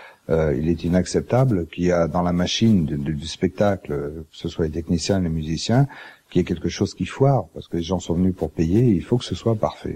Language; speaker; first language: French; native; French